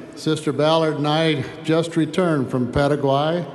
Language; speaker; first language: English; native; English